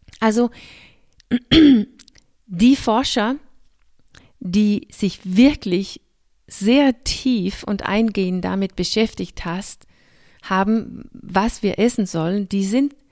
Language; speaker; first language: German; non-native, fluent; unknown